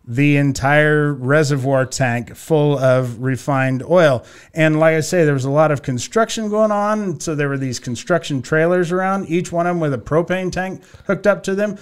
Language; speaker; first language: English; native; English